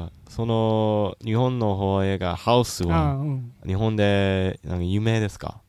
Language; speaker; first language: Japanese; non-native, learner; English